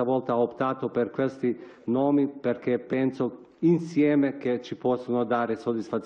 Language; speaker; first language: Italian; non-native, fluent; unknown